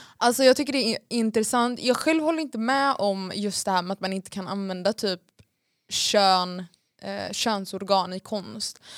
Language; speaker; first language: Swedish; native; Swedish